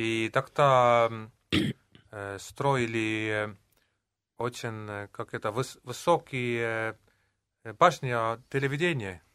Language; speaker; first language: Russian; non-native, local second language; Estonian